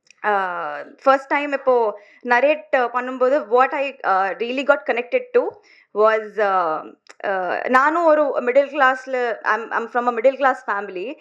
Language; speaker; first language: Tamil; non-native, learner; Telugu